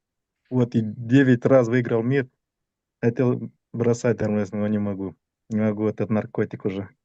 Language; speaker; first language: Russian; non-native, fluent; Romanian